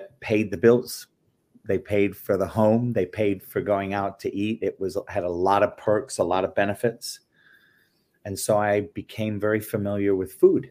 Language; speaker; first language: English; native; English